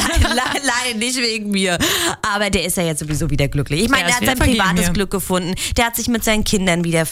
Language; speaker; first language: German; native; German